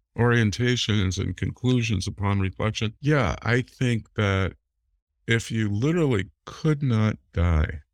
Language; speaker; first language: English; native; English